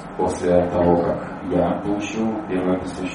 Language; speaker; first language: Russian; native; Russian